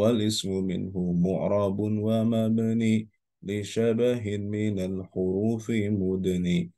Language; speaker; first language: Arabic; non-native, fluent; Indonesian